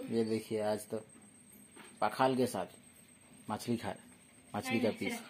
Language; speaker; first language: Hindi; non-native, local second language; Odia